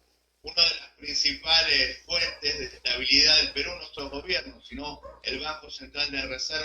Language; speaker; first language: Spanish; native; Spanish